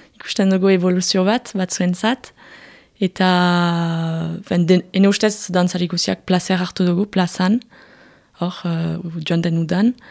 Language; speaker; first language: Basque; native; Basque